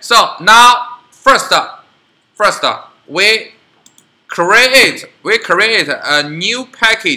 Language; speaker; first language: English; non-native, learner; Chinese